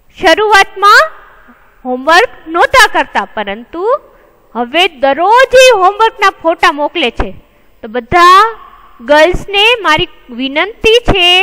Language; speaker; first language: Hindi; non-native, local second language; Gujarati